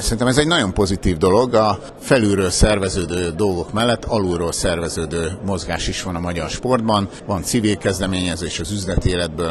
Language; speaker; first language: Hungarian; native; Hungarian